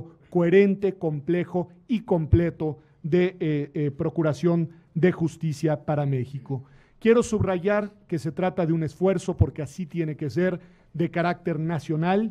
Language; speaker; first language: Spanish; native; Spanish